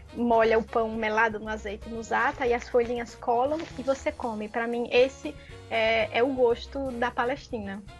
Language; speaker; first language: Portuguese; native; Portuguese